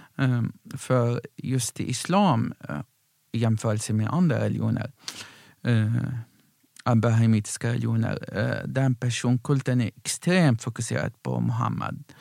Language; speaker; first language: Swedish; non-native, fluent; Arabic